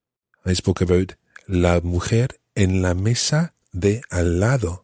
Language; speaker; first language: Spanish; non-native, fluent; English